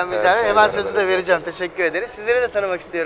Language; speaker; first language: Turkish; native; Turkish